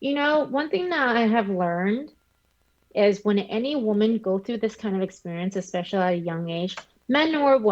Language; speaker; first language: English; early bilingual, other home language; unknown